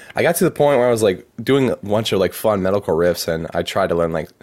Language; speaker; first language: English; native; English